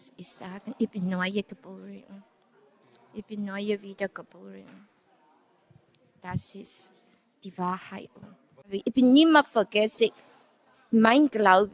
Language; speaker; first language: German; non-native, learner; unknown